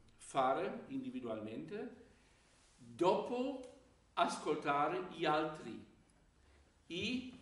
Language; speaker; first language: Italian; non-native, learner; German